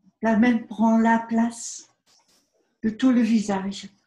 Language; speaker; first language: French; non-native, fluent; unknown